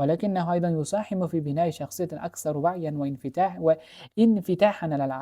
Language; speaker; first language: Arabic; non-native, fluent; Uzbek